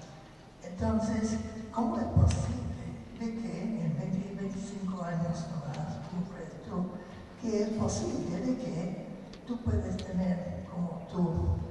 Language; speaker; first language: Spanish; non-native, fluent; English